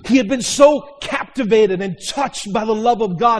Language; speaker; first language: English; native; English